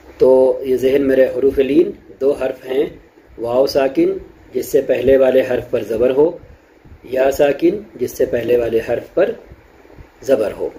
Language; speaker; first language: Urdu; native; Urdu